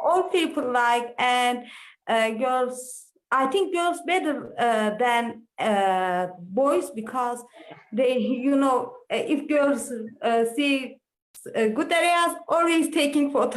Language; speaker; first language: English; non-native, learner; Turkish